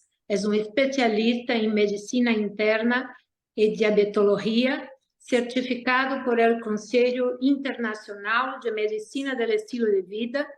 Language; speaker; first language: Spanish; non-native, fluent; Portuguese